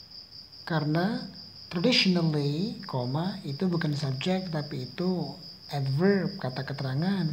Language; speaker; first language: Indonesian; native; Indonesian